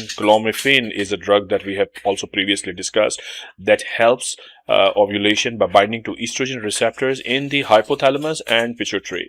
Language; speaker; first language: English; non-native, local second language; Urdu